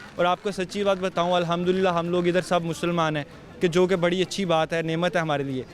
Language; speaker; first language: Urdu; non-native, local second language; Punjabi